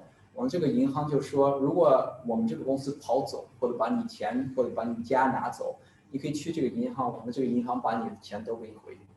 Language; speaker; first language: Chinese; non-native, fluent; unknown